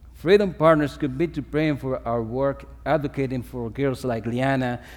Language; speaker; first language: English; non-native, fluent; Spanish